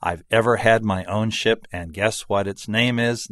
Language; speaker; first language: English; native; English